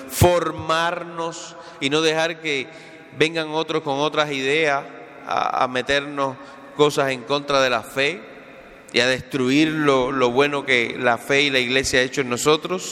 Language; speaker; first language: Spanish; native; Spanish